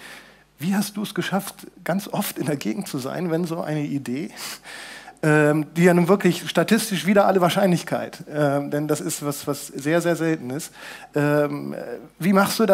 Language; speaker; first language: German; native; German